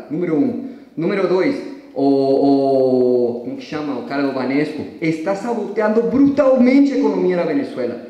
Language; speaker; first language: Portuguese; non-native, fluent; Spanish